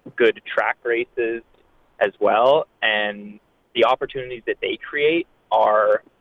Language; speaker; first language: English; native; English